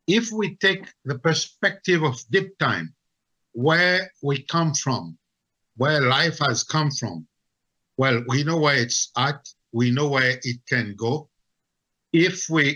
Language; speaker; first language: English; non-native, fluent; Seselwa Creole French